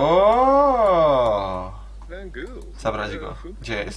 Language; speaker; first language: Polish; native; Polish